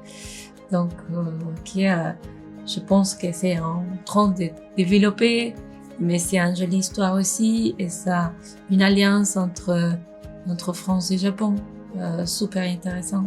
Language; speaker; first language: French; non-native, fluent; Spanish